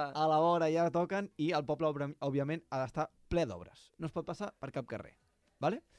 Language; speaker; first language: Catalan; non-native, local second language; Spanish